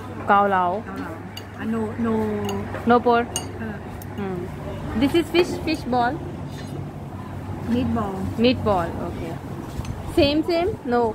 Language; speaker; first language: English; non-native, fluent; Urdu